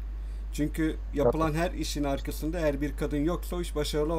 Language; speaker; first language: Turkish; native; Turkish